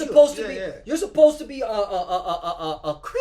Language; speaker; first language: English; native; English